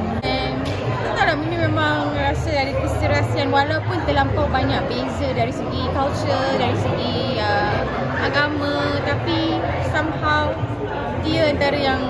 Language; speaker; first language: Malay; native; Malay